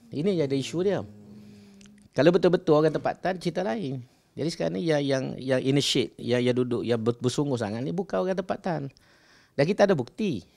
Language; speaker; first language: Malay; native; Malay